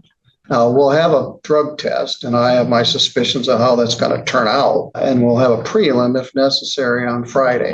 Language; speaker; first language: English; native; English